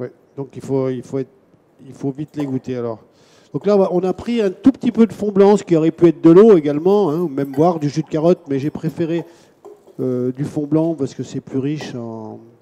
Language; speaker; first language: French; native; French